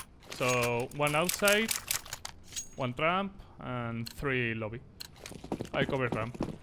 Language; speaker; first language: English; non-native, fluent; Spanish